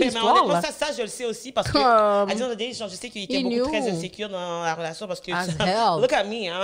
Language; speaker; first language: French; native; French